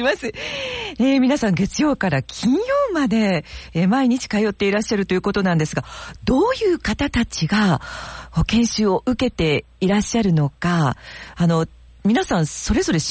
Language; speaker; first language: Japanese; native; Japanese